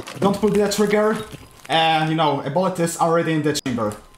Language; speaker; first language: English; non-native, fluent; Polish